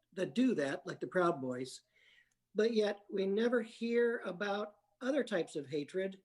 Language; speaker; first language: English; native; English